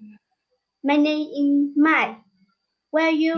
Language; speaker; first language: English; non-native, learner; Vietnamese